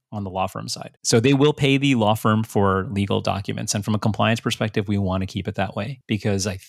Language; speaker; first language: English; early bilingual, other home language; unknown